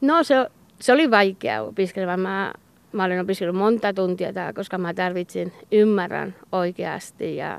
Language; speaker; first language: Finnish; non-native, learner; Basque